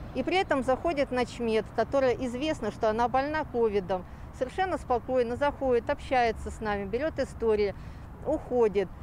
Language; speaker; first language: Russian; native; Russian